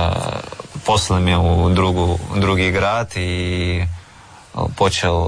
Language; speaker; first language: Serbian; non-native, learner; Russian